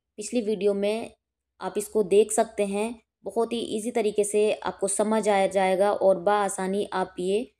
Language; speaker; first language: Hindi; native; Hindi